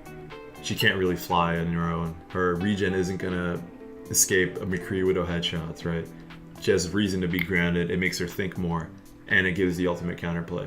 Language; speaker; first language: English; native; English